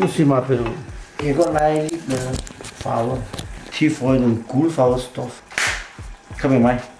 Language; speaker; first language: Danish; non-native, fluent; Chinese